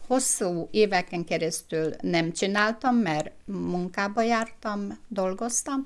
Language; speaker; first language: Hungarian; native; Hungarian